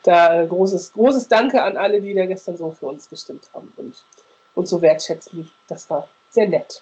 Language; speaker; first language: German; native; German